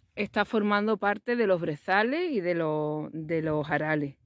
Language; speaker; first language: Spanish; native; Spanish